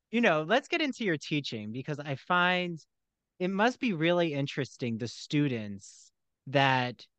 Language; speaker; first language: English; native; English